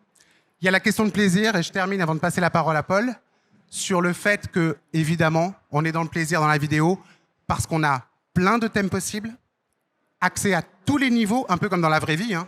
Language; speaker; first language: French; native; French